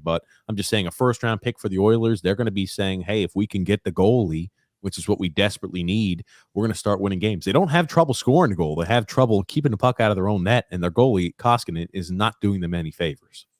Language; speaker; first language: English; native; English